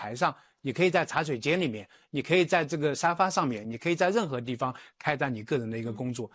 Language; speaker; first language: Chinese; native; Chinese